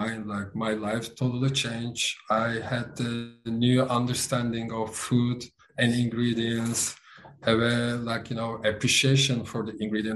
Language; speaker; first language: English; non-native, fluent; Turkish